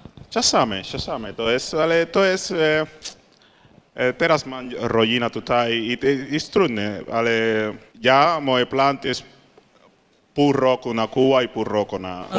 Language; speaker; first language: Polish; non-native, learner; Spanish